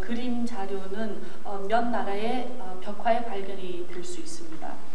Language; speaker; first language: Korean; native; Korean